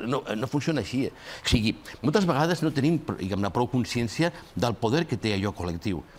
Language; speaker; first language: Catalan; non-native, local second language; Spanish